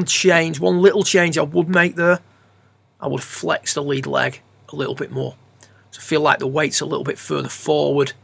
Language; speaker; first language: English; native; English